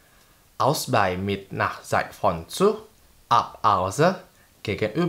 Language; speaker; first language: German; non-native, fluent; Indonesian